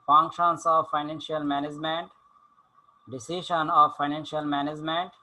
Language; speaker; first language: English; non-native, local second language; Bangla